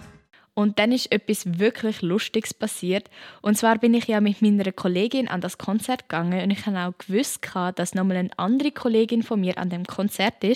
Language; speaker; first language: German; native; German